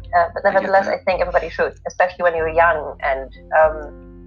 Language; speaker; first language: English; non-native, fluent; Polish